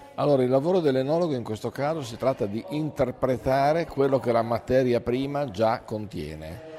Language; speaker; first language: Italian; native; Italian